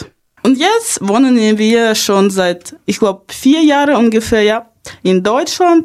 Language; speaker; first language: German; non-native, fluent; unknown